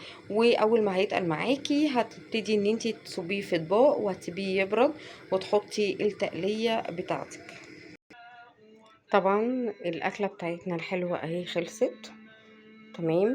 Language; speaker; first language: Arabic; native; Arabic